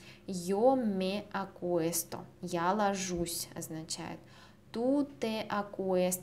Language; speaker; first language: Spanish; non-native, fluent; Russian